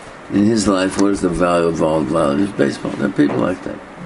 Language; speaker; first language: English; native; English